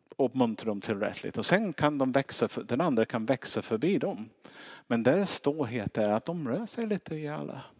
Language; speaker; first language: Swedish; non-native, fluent; English